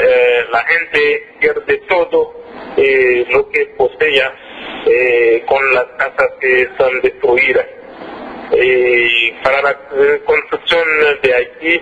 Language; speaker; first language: Spanish; non-native, fluent; French